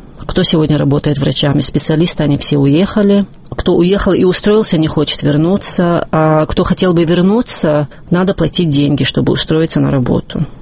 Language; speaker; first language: Russian; non-native, local second language; Chechen